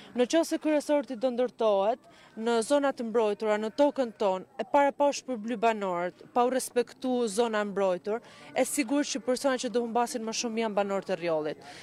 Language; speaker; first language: Albanian; native; Albanian